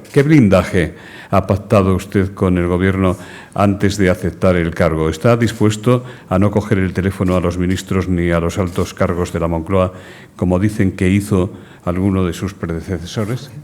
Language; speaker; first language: Spanish; native; Spanish